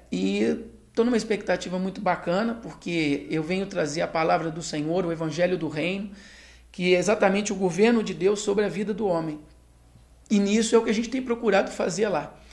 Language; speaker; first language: Portuguese; native; Portuguese